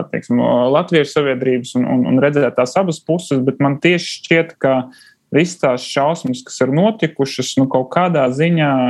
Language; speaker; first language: Latvian; non-native, local second language; Russian